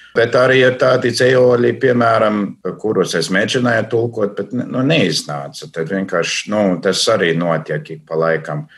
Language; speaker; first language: Latvian; non-native, fluent; English